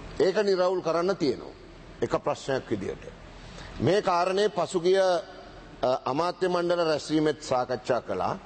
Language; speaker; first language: Sinhala; native; Sinhala